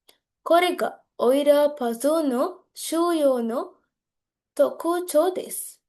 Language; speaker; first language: Japanese; non-native, learner; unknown